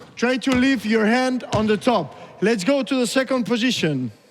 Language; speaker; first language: English; non-native, learner; Spanish